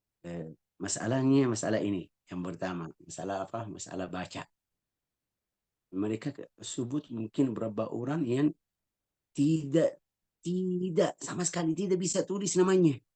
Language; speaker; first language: Indonesian; non-native, fluent; Arabic